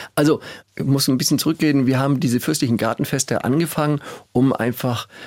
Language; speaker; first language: German; native; German